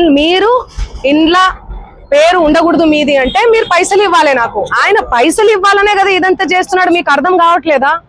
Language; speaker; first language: Telugu; non-native, local second language; Lambadi